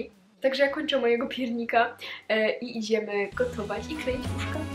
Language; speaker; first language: Polish; native; Polish